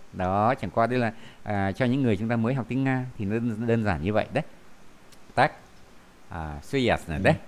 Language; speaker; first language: Vietnamese; native; Vietnamese